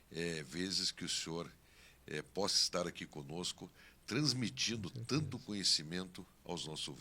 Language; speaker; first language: Portuguese; native; Portuguese